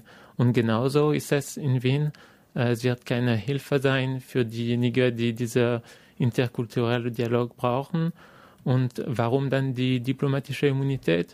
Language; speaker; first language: German; non-native, fluent; French